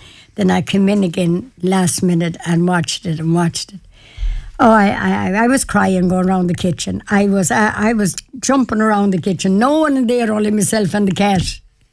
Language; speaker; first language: English; native; English